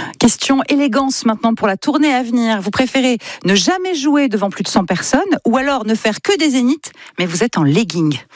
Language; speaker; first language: French; native; French